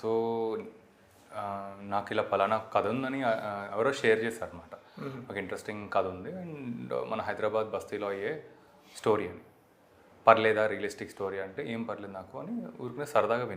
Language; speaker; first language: Telugu; native; Telugu